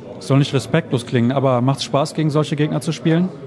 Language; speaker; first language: German; native; German